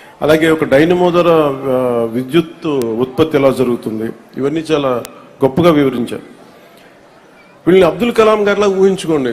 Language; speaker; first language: Telugu; native; Telugu